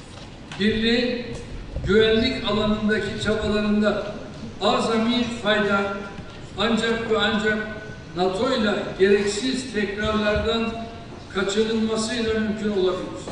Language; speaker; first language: Turkish; native; Turkish